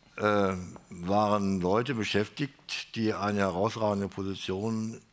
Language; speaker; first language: German; native; German